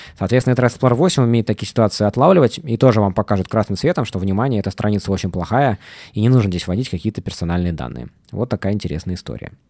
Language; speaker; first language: Russian; native; Russian